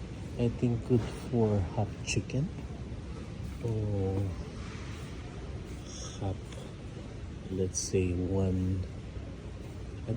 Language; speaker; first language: English; non-native, local second language; Filipino